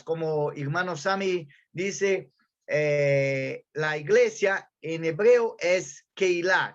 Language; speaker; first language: Spanish; non-native, fluent; Portuguese